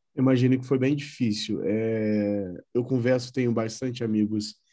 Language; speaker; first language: Portuguese; non-native, fluent; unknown